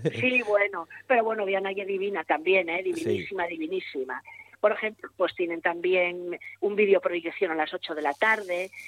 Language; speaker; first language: Spanish; native; Spanish